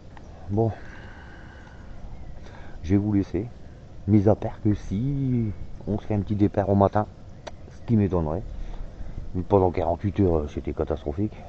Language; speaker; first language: French; native; French